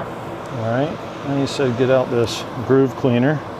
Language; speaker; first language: English; native; English